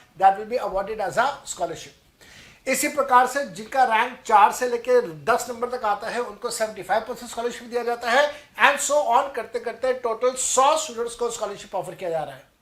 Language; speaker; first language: Hindi; non-native, local second language; Punjabi